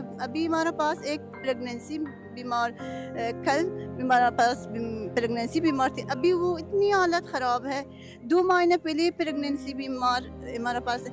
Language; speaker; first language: Hindi; non-native, learner; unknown